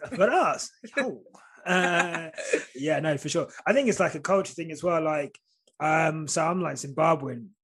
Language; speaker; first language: English; native; English